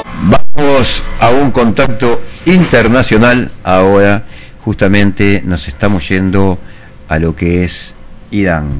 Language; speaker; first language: Spanish; native; Spanish